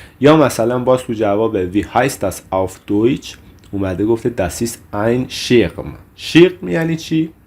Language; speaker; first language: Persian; native; Persian